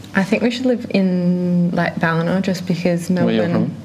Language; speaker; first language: English; native; English